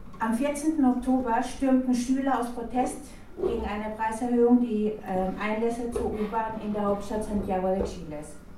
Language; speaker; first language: German; non-native, fluent; Spanish